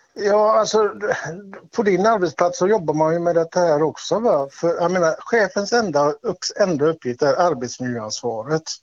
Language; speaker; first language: Swedish; native; Swedish